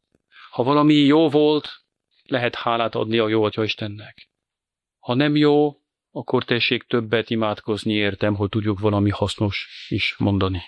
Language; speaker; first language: Hungarian; non-native, fluent; French